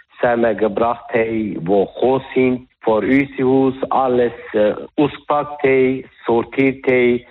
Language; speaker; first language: Swiss German; early bilingual, other home language; German